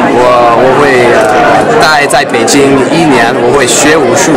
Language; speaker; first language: Chinese; non-native, learner; English